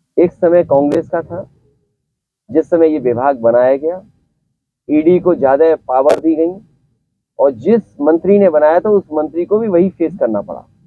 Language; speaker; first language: Hindi; native; Hindi